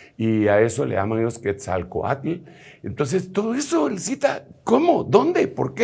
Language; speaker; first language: Spanish; native; Spanish